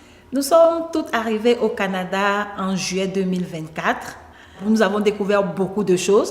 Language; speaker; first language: French; non-native, local second language; Ewe